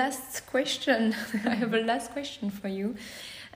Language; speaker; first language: English; non-native, fluent; French